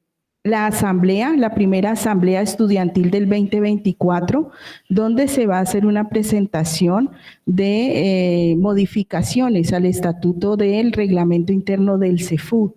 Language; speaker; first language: Spanish; native; Spanish